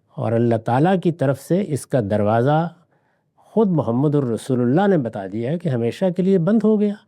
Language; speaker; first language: Urdu; non-native, local second language; Punjabi